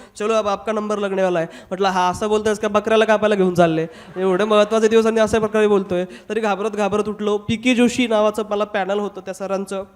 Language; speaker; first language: Marathi; non-native, local second language; Hindi